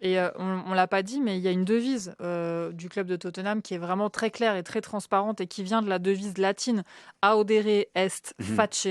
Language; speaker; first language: French; native; French